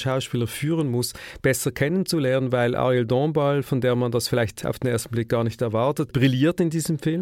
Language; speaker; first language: German; native; German